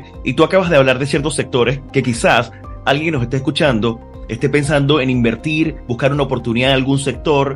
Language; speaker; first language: Spanish; native; Spanish